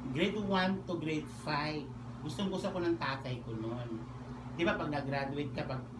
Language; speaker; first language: Filipino; non-native, local second language; Cebuano